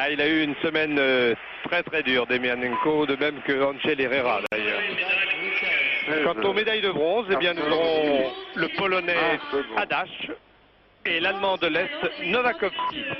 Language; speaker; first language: French; native; French